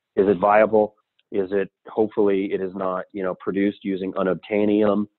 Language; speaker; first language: English; native; English